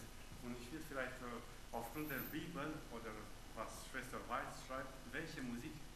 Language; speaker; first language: German; non-native, learner; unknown